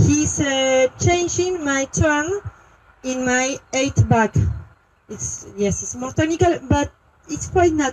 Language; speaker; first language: English; non-native, learner; French